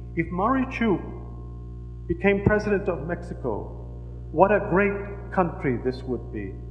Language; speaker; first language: English; native; English